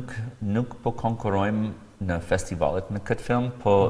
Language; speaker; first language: Albanian; non-native, fluent; English